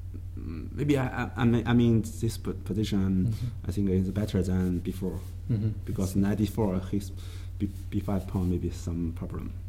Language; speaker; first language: English; non-native, learner; Chinese